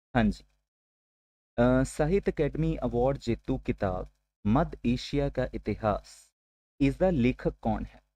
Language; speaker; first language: Hindi; non-native, local second language; Punjabi